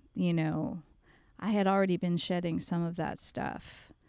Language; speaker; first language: English; native; English